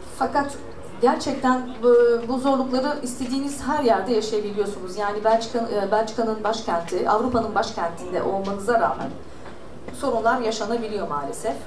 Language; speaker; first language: Turkish; native; Turkish